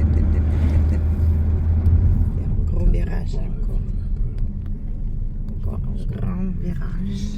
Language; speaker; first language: French; non-native, fluent; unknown